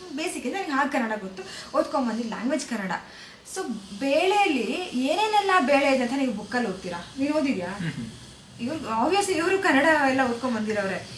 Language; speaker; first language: Kannada; non-native, local second language; Malayalam